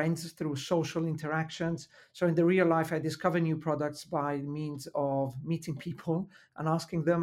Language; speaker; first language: English; non-native, fluent; Italian